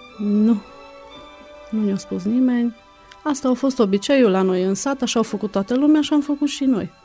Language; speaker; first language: Romanian; non-native, local second language; Hungarian